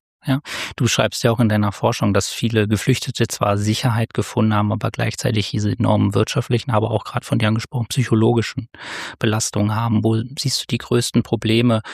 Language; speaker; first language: German; native; German